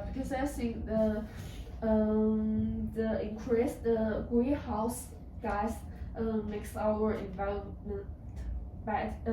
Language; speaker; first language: English; non-native, learner; Chinese